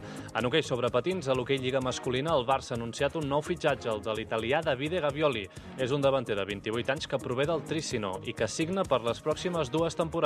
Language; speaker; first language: Catalan; native; Catalan